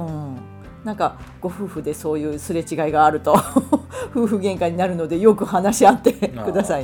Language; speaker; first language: Japanese; native; Japanese